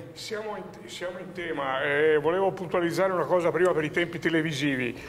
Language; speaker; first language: Italian; native; Italian